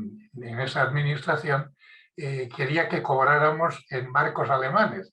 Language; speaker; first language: Spanish; native; Spanish